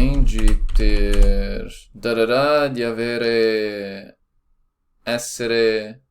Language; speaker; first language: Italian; non-native, learner; Portuguese